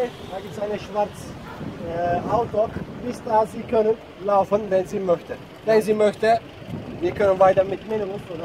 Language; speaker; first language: German; non-native, learner; Turkish